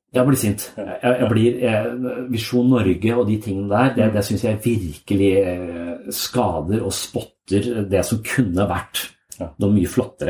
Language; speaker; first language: Norwegian; native; Norwegian